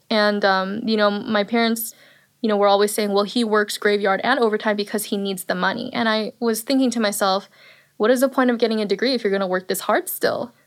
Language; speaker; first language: English; native; English